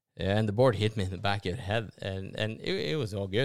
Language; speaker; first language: English; non-native, fluent; Norwegian